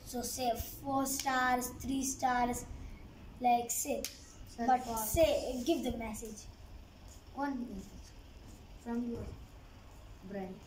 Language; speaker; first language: English; non-native, learner; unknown